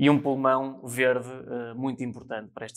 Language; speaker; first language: Portuguese; native; Portuguese